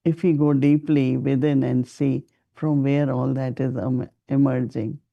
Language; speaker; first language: English; non-native, local second language; Hindi